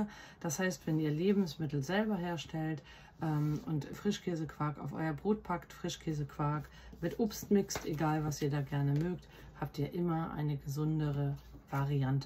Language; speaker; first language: German; native; German